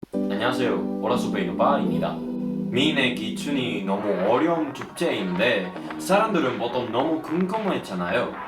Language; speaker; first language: Korean; non-native, learner; Spanish